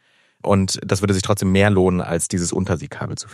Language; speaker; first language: German; native; German